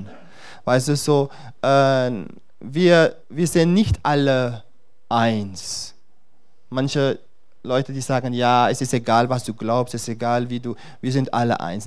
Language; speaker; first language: German; non-native, fluent; Dutch